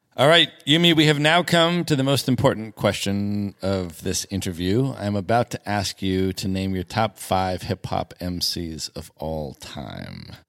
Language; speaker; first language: English; native; English